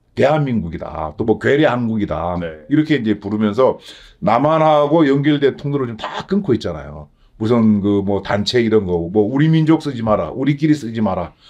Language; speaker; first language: Korean; native; Korean